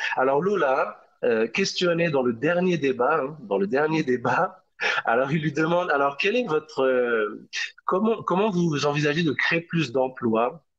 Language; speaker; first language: French; native; French